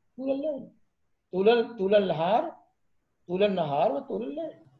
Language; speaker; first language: Arabic; non-native, fluent; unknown